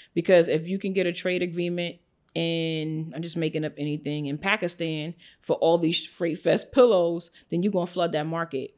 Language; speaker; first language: English; native; English